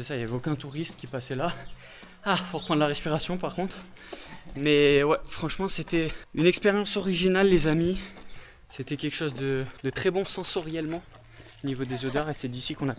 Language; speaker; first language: French; native; French